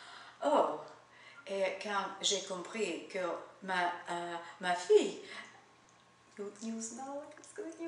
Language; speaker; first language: French; non-native, learner; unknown